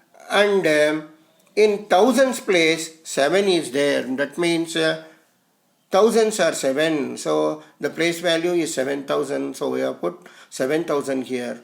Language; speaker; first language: English; non-native, local second language; Telugu